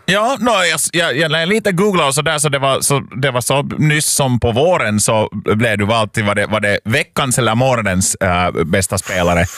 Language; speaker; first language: Swedish; native; Swedish